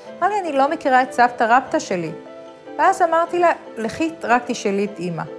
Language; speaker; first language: Hebrew; native; Hebrew